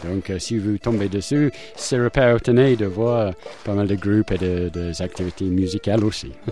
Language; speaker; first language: French; non-native, fluent; English